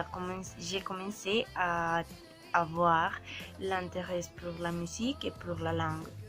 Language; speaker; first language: French; non-native, learner; Spanish